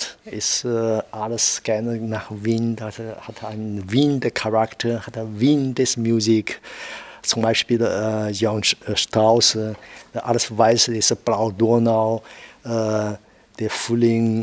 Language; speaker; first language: German; non-native, learner; Chinese